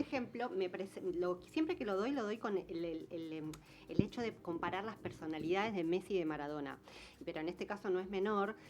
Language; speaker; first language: Spanish; native; Spanish